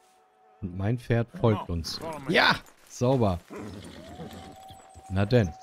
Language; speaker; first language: German; native; German